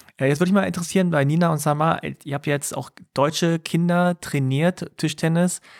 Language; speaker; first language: German; early bilingual, other home language; Korean